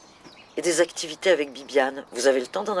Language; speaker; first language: French; native; French